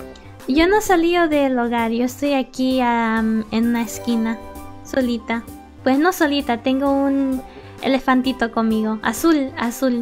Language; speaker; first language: Spanish; early bilingual, heritage; Spanish